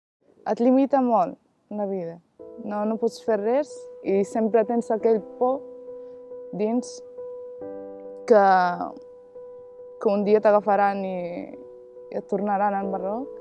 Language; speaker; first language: Catalan; early bilingual, other home language; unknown